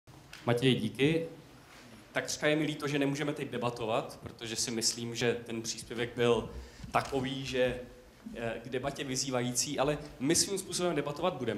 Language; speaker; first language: Czech; native; Czech